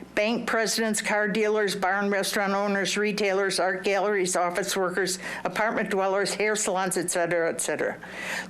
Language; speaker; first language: English; native; English